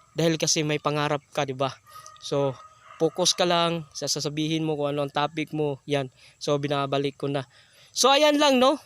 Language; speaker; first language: Filipino; non-native, local second language; Cebuano